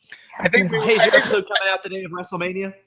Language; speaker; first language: English; native; English